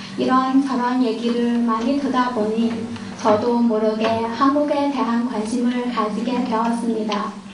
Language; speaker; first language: Korean; non-native, fluent; Chinese